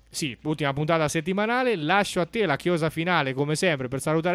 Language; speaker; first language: Italian; native; Italian